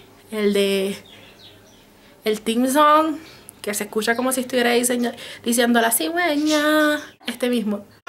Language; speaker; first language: Spanish; native; Spanish